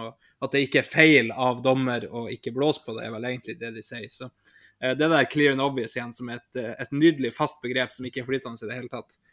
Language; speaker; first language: Norwegian; native; Norwegian